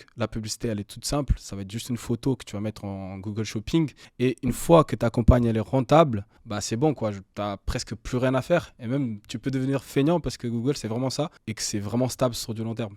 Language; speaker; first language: French; native; French